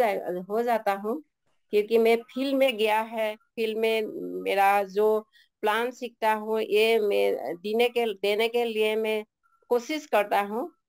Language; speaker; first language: Hindi; non-native, learner; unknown